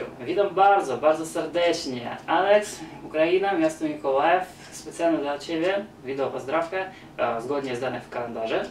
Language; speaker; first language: Polish; non-native, learner; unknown